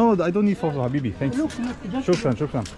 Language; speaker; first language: English; non-native, fluent; Turkish